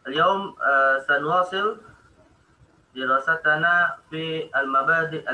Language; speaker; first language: Arabic; non-native, fluent; Indonesian